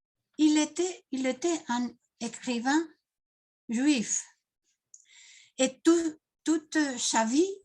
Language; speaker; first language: French; non-native, fluent; Spanish